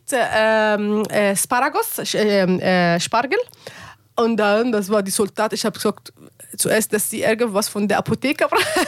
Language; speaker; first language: German; non-native, learner; Arabic